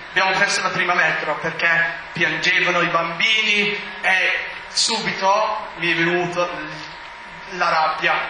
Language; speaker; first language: Italian; non-native, fluent; English